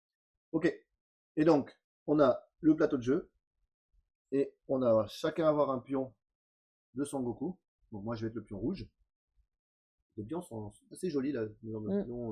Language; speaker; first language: French; native; French